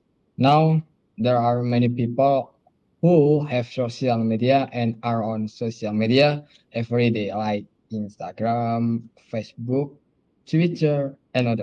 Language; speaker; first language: English; non-native, learner; Indonesian